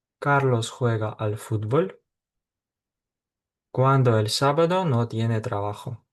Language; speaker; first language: Spanish; non-native, fluent; Ukrainian